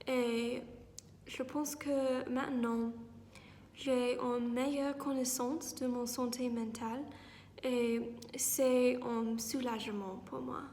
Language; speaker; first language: French; non-native, learner; English